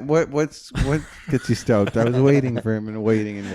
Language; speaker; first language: English; native; English